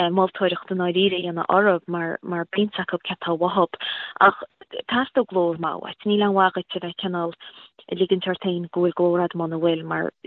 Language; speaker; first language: Irish; native; Irish